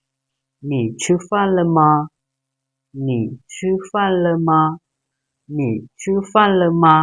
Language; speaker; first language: Chinese; non-native, fluent; Lao